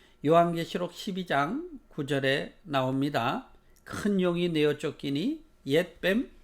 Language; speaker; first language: Korean; native; Korean